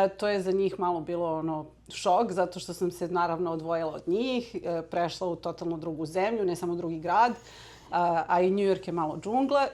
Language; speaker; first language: Serbian; early bilingual, heritage; Serbian